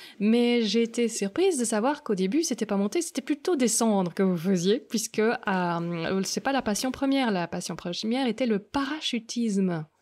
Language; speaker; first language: French; native; French